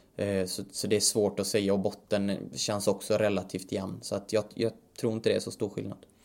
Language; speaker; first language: Swedish; native; Swedish